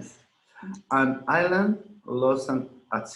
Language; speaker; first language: English; non-native, learner; Spanish